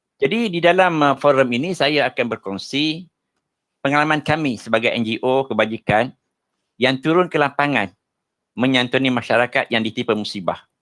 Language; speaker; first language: Malay; native; Malay